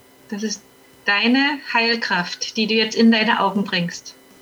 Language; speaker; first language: German; native; German